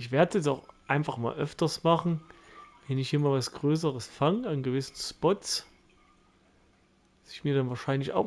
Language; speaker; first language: German; native; German